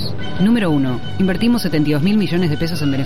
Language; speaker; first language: Spanish; native; Spanish